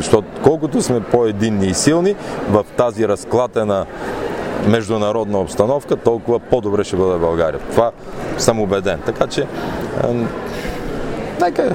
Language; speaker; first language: Bulgarian; native; Bulgarian